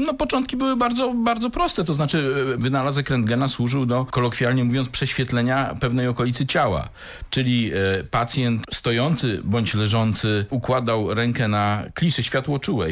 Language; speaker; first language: Polish; native; Polish